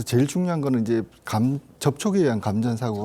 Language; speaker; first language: Korean; native; Korean